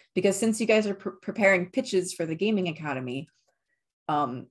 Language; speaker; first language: English; native; English